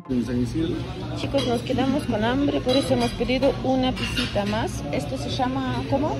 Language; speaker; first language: Spanish; native; Spanish